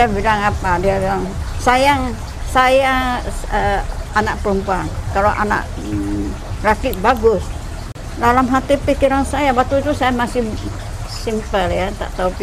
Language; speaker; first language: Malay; non-native, local second language; Min Nan Chinese